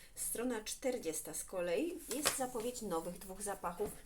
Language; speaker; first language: Polish; native; Polish